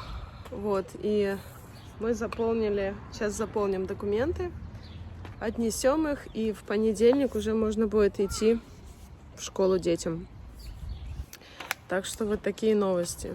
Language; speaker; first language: Russian; native; Russian